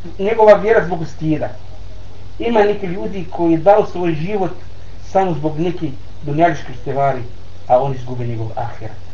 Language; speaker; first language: Bosnian; non-native, learner; Arabic